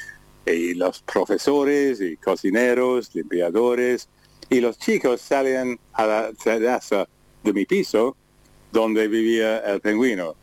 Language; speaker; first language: Spanish; non-native, learner; English